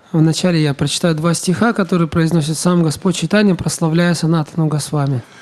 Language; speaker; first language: Russian; native; Russian